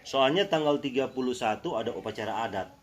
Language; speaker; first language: Indonesian; native; Indonesian